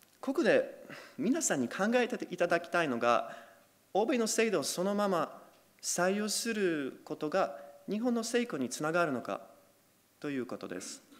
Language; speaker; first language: Japanese; non-native, fluent; Polish